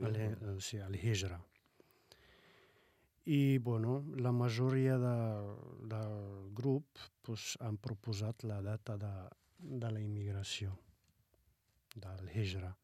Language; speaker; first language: Catalan; non-native, fluent; Arabic